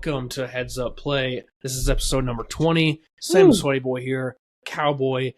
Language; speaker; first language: English; native; English